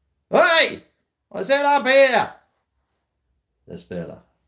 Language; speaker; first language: English; native; English